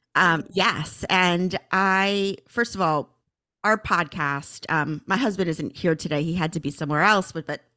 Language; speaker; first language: English; native; English